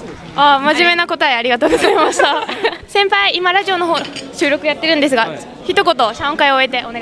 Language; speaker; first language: Japanese; native; Japanese